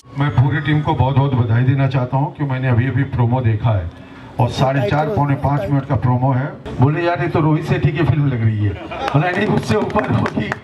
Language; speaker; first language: Hindi; non-native, local second language; Bhojpuri